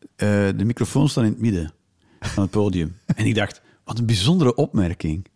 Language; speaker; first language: Dutch; native; Dutch